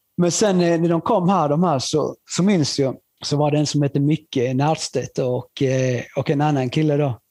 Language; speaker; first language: Swedish; early bilingual, other home language; Spanish